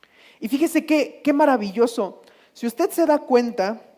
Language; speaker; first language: Spanish; native; Spanish